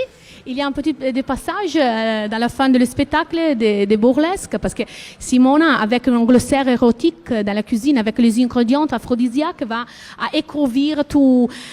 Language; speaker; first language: French; non-native, learner; Italian